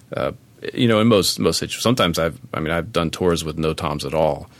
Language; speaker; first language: English; native; English